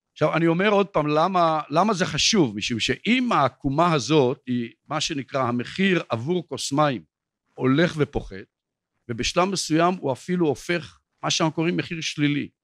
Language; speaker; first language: Hebrew; native; Hebrew